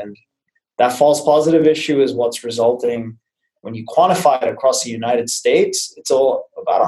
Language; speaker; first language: English; native; English